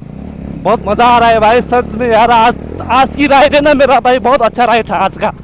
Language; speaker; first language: Hindi; non-native, learner; Nepali